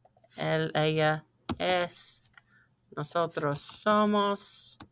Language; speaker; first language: Spanish; non-native, fluent; English